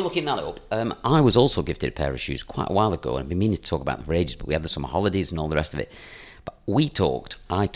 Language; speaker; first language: English; native; English